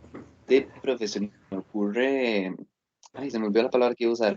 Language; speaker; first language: Spanish; native; Spanish